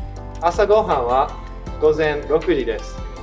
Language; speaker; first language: Japanese; non-native, learner; English